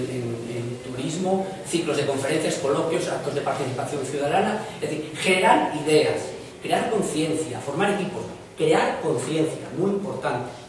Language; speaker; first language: Spanish; native; Spanish